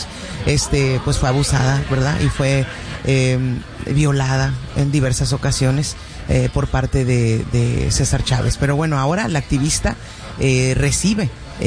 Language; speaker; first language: Spanish; early bilingual, heritage; Spanish